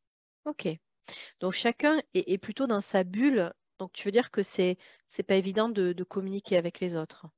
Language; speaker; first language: French; native; French